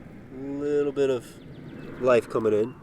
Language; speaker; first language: English; native; English